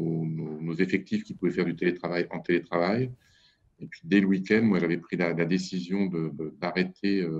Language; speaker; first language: French; native; French